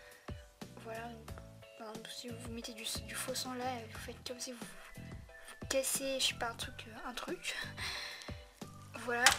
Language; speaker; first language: French; native; French